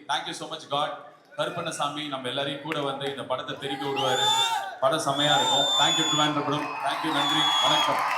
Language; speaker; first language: Tamil; native; Tamil